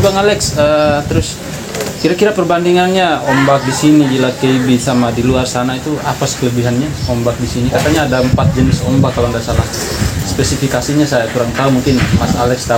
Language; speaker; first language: Indonesian; native; Indonesian